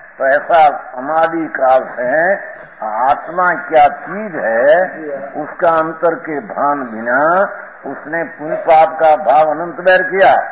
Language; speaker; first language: Hindi; non-native, local second language; Gujarati